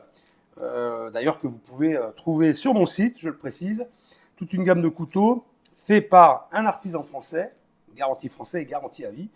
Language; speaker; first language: French; native; French